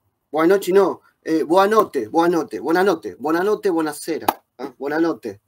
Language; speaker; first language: Italian; non-native, learner; Spanish